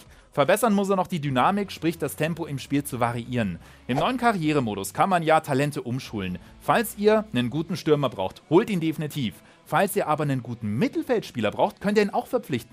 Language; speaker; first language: German; native; German